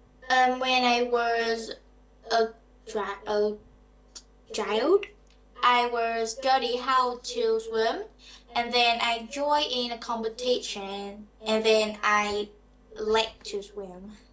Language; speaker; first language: English; non-native, learner; Vietnamese